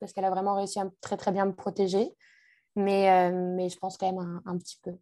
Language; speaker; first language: French; native; French